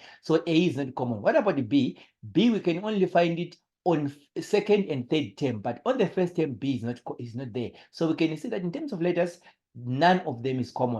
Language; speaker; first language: English; non-native, local second language; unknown